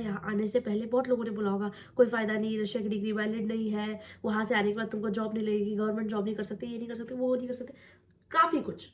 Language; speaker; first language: Hindi; non-native, local second language; Marathi